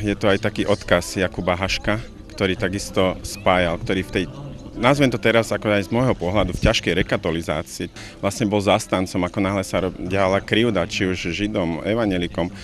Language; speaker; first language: Slovak; native; Slovak